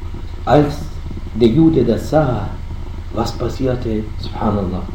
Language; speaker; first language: German; non-native, fluent; Arabic